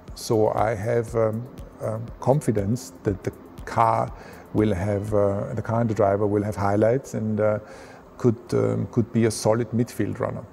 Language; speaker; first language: English; non-native, fluent; German